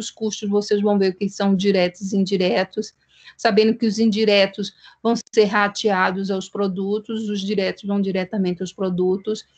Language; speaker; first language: Portuguese; native; Portuguese